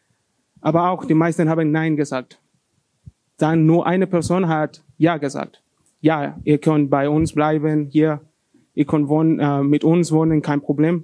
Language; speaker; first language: German; non-native, learner; Spanish